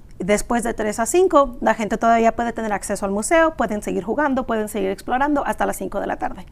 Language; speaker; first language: Spanish; early bilingual, other home language; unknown